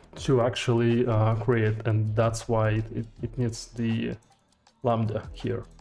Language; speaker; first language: English; non-native, fluent; Russian